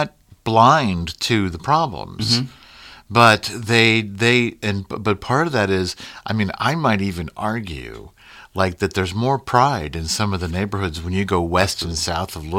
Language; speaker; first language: English; native; English